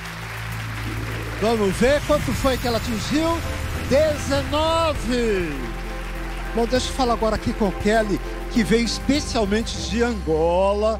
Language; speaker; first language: Portuguese; native; Portuguese